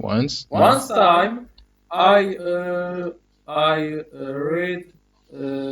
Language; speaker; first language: English; non-native, learner; Polish